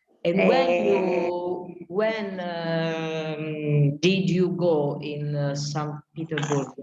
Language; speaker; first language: English; non-native, learner; Italian